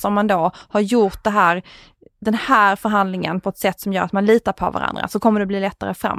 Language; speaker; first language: Swedish; native; Swedish